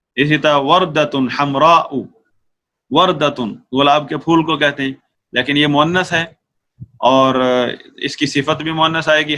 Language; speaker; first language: Urdu; native; Urdu